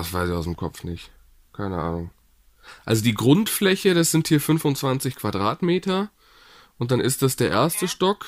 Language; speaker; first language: German; native; German